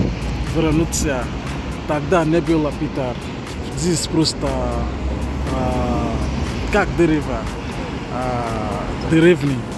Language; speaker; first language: Russian; non-native, learner; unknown